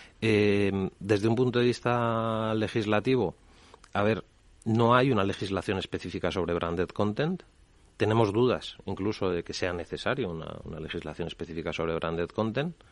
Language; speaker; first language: Spanish; native; Spanish